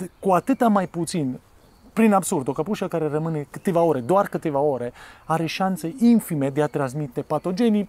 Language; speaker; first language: Romanian; non-native, fluent; Italian